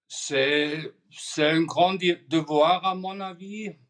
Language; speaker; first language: French; non-native, fluent; German